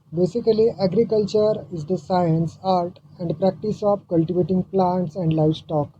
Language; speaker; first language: English; non-native, local second language; Marathi